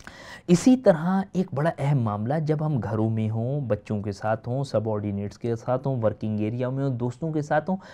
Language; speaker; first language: Urdu; native; Urdu